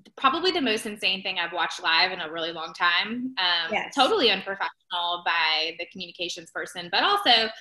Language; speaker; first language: English; native; English